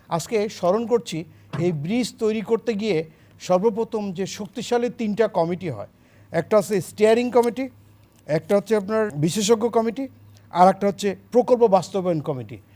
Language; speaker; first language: Bangla; native; Bangla